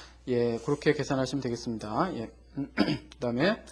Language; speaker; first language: Korean; native; Korean